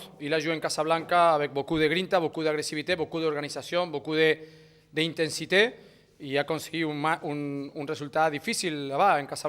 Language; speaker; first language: French; non-native, fluent; Spanish